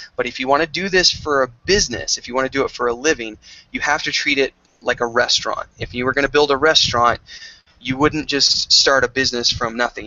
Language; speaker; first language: English; native; English